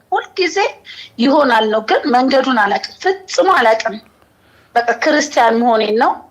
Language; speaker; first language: Amharic; native; Amharic